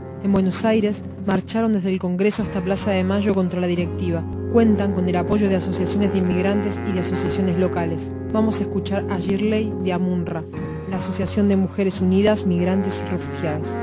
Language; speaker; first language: Spanish; native; Spanish